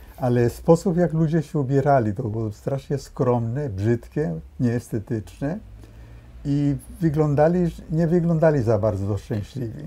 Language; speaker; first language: Polish; early bilingual, heritage; Polish